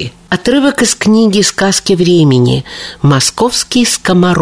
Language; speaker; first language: Russian; native; Russian